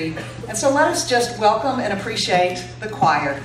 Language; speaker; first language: English; native; English